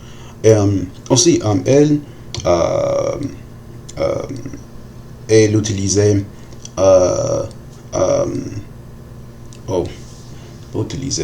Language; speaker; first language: French; non-native, learner; English